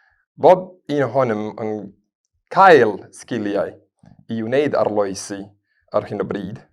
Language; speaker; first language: Welsh; non-native, fluent; Spanish